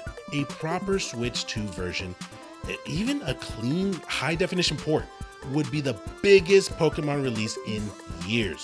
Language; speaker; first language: English; native; English